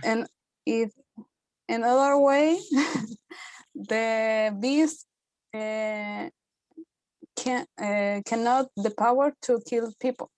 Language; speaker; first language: English; non-native, learner; Spanish